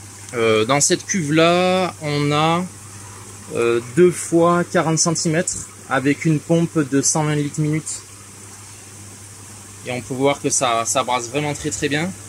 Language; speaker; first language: French; native; French